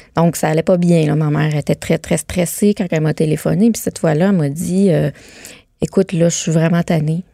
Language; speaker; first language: French; native; French